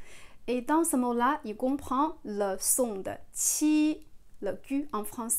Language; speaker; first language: French; non-native, fluent; Chinese